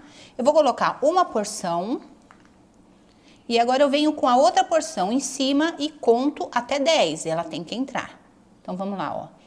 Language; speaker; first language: Portuguese; native; Portuguese